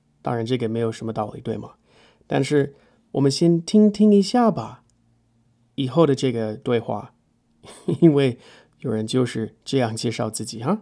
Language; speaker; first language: Chinese; non-native, fluent; English